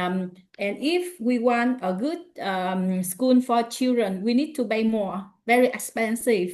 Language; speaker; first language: English; non-native, learner; Vietnamese